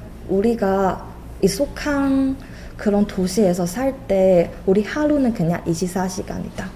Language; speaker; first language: Korean; non-native, fluent; Chinese